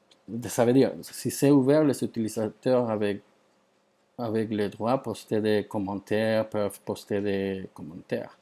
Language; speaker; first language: French; non-native, fluent; Spanish